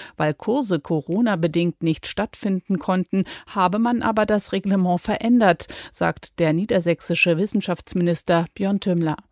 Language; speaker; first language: German; native; German